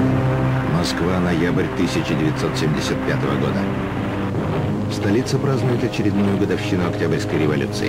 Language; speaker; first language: Russian; native; Russian